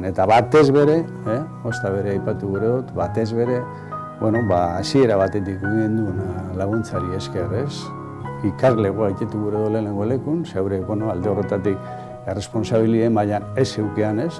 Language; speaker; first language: Basque; native; Basque